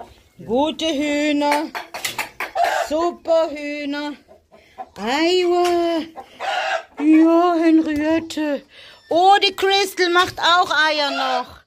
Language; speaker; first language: German; native; German